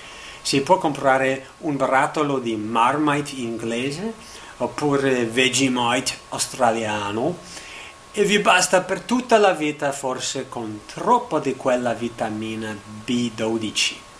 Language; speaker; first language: Italian; non-native, learner; English